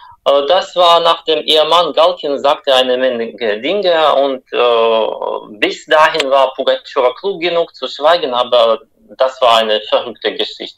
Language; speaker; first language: German; non-native, fluent; Russian